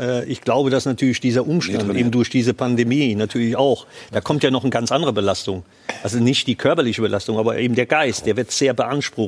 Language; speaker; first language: German; native; German